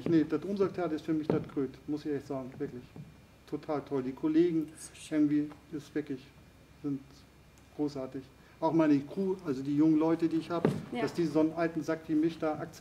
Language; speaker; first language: German; native; German